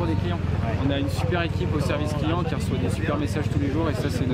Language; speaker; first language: French; native; French